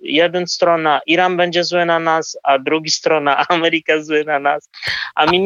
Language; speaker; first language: Polish; non-native, fluent; Kurdish